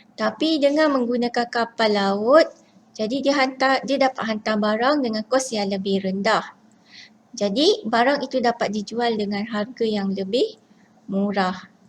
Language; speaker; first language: Malay; native; Malay